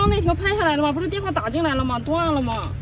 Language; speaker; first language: Chinese; native; Chinese